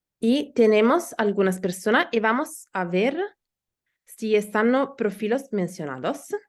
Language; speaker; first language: Spanish; non-native, learner; Italian